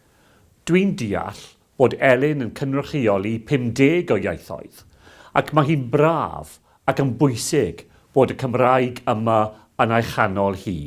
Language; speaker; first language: Welsh; non-native, local second language; English